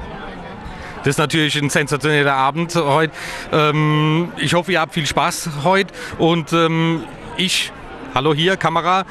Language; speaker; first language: German; native; German